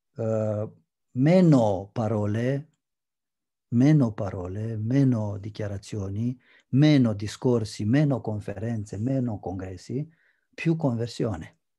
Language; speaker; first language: Italian; non-native, fluent; Romanian